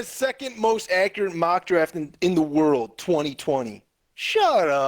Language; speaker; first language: English; native; English